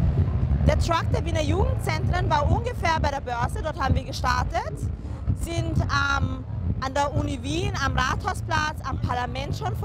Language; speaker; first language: German; native; German